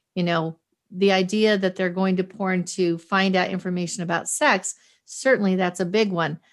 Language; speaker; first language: English; native; English